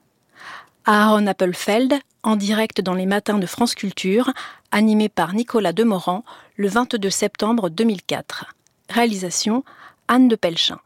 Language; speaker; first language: French; native; French